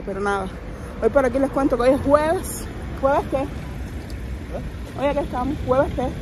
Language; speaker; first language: Spanish; native; Spanish